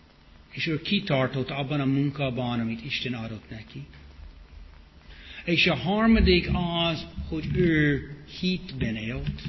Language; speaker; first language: Hungarian; non-native, fluent; English